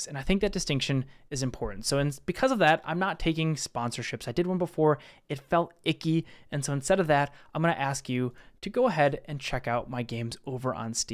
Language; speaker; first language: English; native; English